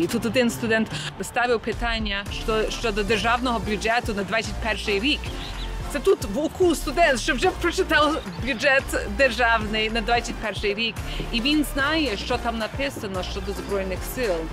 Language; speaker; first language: Ukrainian; early bilingual, heritage; Ukrainian